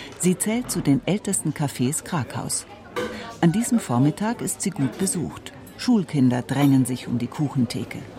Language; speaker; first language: German; native; German